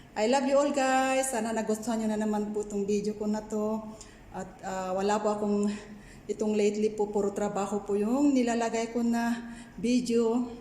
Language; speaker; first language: Filipino; native; Filipino